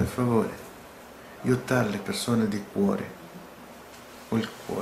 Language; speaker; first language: Italian; non-native, learner; Portuguese